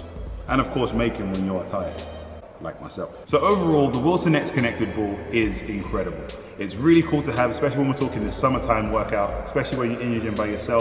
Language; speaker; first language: English; native; English